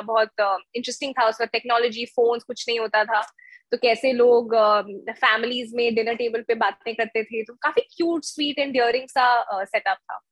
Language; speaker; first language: Hindi; native; Hindi